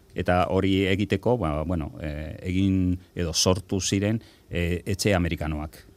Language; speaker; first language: Basque; non-native, local second language; Spanish